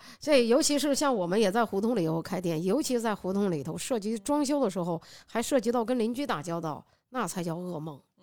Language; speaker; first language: Chinese; native; Chinese